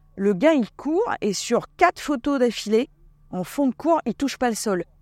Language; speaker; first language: French; native; French